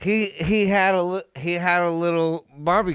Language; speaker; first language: English; native; English